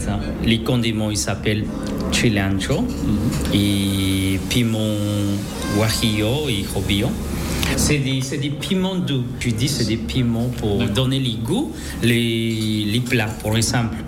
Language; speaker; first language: French; non-native, learner; Spanish